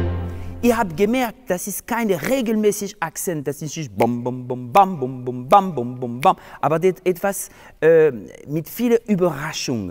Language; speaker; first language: German; non-native, fluent; French